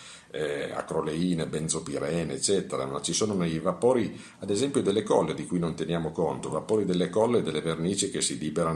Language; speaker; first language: Italian; native; Italian